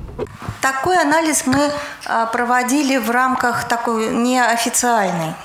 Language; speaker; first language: Russian; native; Russian